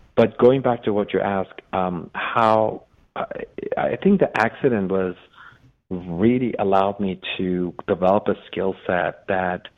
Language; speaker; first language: English; non-native, fluent; Persian